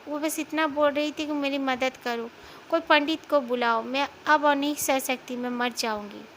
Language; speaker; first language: Hindi; non-native, local second language; Bangla